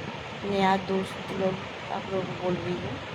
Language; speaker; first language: Hindi; non-native, local second language; Bangla